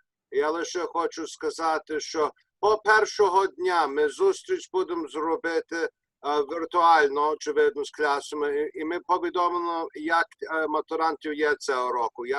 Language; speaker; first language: Ukrainian; early bilingual, heritage; Ukrainian